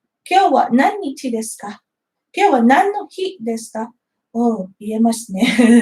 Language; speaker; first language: Japanese; non-native, fluent; Filipino